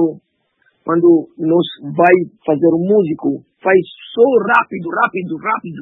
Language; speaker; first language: Portuguese; non-native, learner; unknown